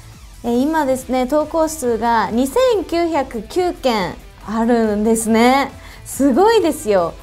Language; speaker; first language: Japanese; native; Japanese